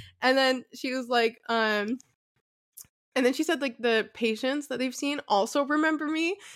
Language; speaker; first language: English; early bilingual, other home language; Arabic